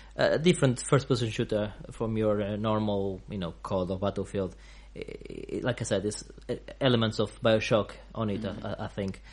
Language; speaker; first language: English; non-native, fluent; Portuguese